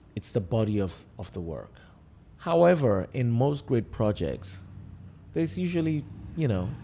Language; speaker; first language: English; non-native, local second language; Yoruba